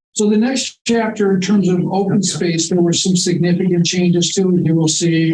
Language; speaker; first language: English; native; English